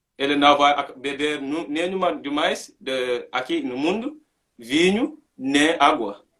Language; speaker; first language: Portuguese; non-native, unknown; Mandingo